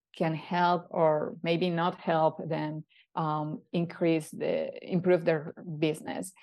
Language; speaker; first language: English; non-native, fluent; Spanish